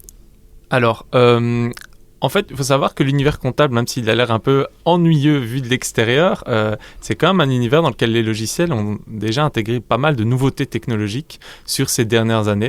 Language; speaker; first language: French; native; French